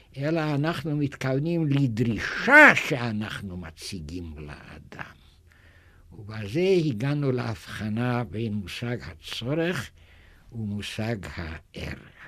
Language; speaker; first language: Hebrew; non-native, fluent; German